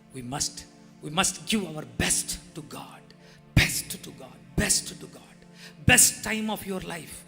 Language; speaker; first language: English; non-native, local second language; Telugu